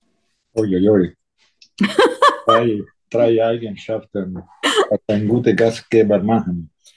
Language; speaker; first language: German; non-native, fluent; Italian